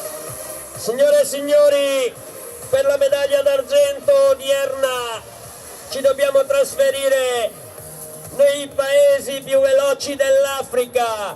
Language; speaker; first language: Italian; native; Italian